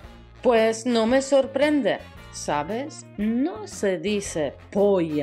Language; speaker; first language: Spanish; non-native, fluent; Polish